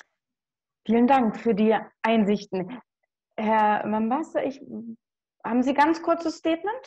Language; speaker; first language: German; native; German